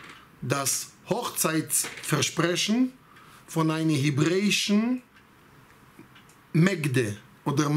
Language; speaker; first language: German; non-native, fluent; Hebrew